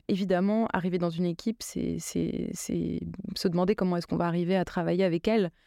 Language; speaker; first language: French; native; French